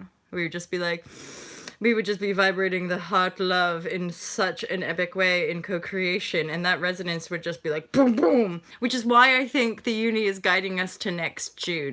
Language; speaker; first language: English; native; English